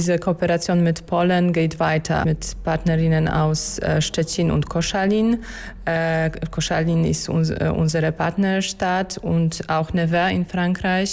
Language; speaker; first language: German; non-native, fluent; Polish